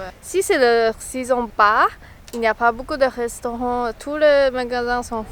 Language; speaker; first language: French; non-native, learner; Chinese